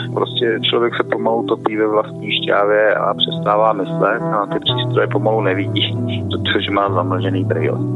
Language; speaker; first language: Czech; native; Czech